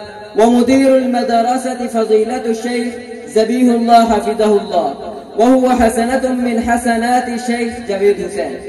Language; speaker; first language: Arabic; non-native, learner; Urdu